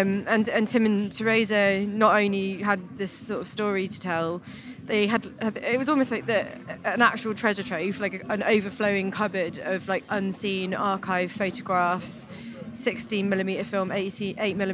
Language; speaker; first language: English; native; English